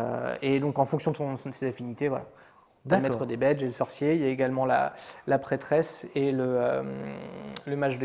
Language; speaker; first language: French; native; French